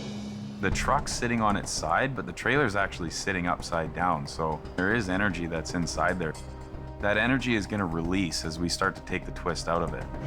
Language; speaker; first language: English; native; English